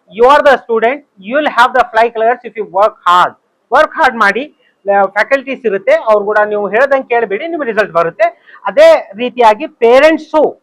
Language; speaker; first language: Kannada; non-native, local second language; Urdu